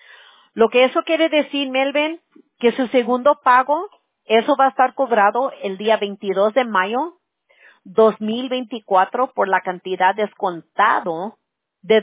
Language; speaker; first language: Spanish; early bilingual, heritage; English